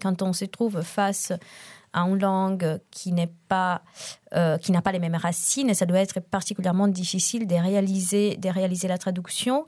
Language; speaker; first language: French; non-native, fluent; Italian